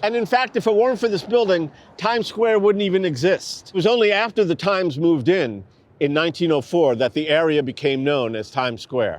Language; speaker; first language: English; native; English